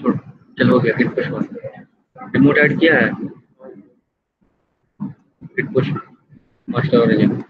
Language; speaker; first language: Hindi; native; Hindi